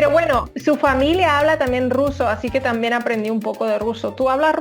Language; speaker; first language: Spanish; non-native, fluent; German